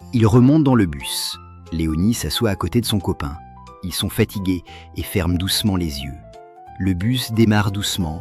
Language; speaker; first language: French; native; French